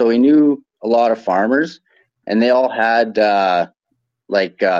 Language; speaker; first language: English; native; English